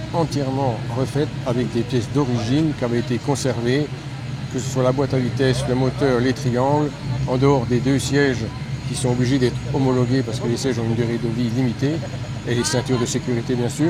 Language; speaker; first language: French; native; French